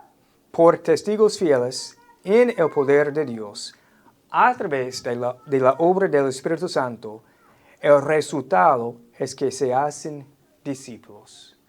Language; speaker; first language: Spanish; non-native, fluent; English